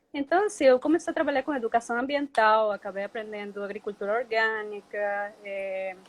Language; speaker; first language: Portuguese; non-native, fluent; Spanish